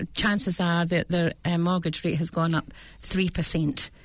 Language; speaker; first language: English; native; English